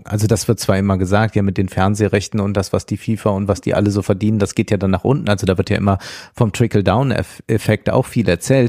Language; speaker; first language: German; native; German